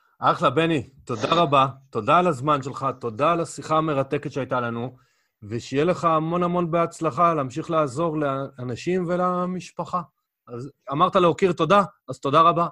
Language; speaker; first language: Hebrew; native; Hebrew